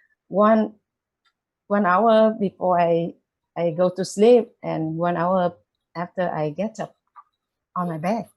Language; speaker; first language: English; non-native, learner; Vietnamese